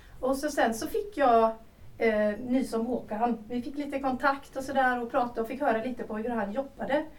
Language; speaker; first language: Swedish; native; Swedish